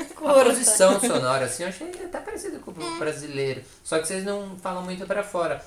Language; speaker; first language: Portuguese; native; Portuguese